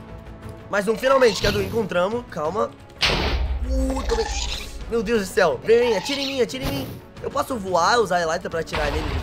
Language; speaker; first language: Portuguese; native; Portuguese